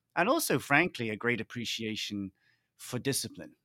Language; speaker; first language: English; native; English